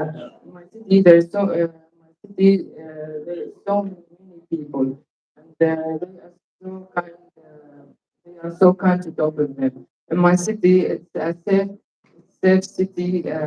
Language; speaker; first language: English; non-native, learner; Arabic